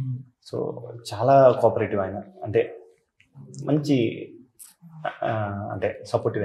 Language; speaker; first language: Telugu; native; Telugu